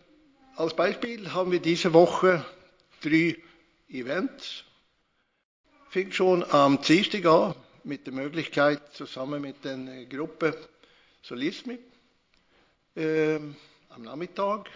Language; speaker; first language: German; non-native, fluent; Swedish